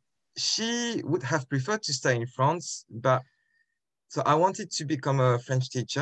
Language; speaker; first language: English; non-native, fluent; French